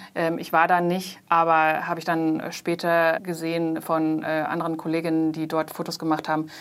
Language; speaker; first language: German; non-native, fluent; Chinese